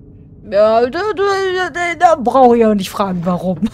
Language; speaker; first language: German; native; German